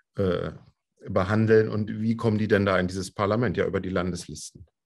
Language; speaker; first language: German; native; German